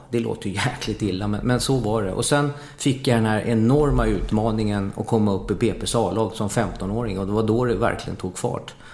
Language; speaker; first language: Swedish; native; Swedish